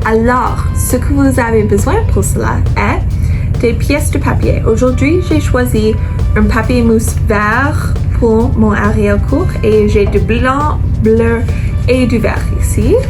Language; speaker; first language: French; non-native, fluent; English